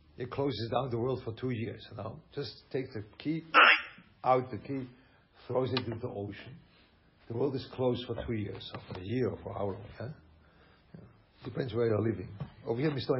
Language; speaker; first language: English; non-native, fluent; German